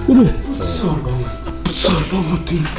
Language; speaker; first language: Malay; non-native, fluent; Japanese